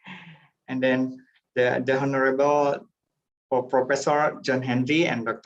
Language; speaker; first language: English; non-native, fluent; Indonesian